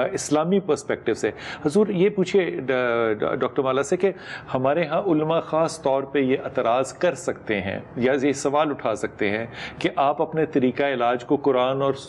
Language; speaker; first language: Urdu; native; Urdu